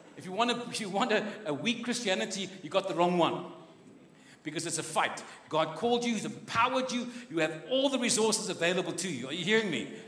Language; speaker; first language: English; non-native, local second language; Afrikaans